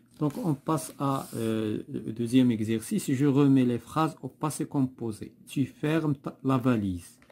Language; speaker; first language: French; non-native, local second language; Arabic